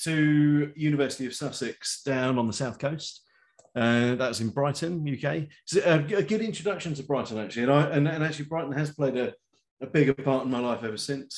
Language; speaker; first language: English; native; English